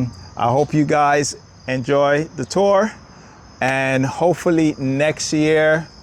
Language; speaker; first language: English; native; English